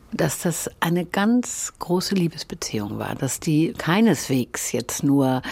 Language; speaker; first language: German; native; German